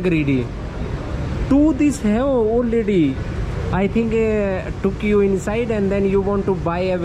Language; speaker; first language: English; non-native, learner; Hindi